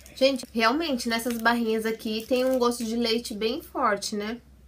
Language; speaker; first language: Portuguese; native; Portuguese